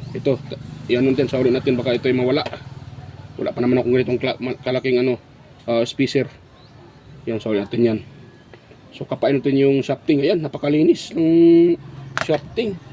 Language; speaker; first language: Filipino; non-native, local second language; Cebuano